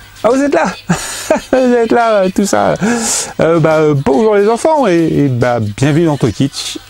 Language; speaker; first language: French; native; French